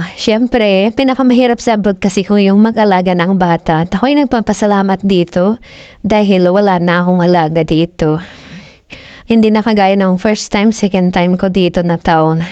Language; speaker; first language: Filipino; non-native, local second language; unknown